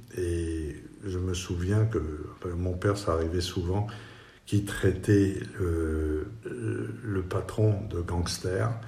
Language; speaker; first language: French; non-native, fluent; Spanish